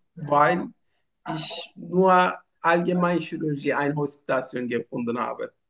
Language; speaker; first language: German; non-native, learner; Turkish